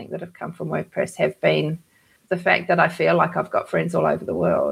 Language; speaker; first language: English; native; English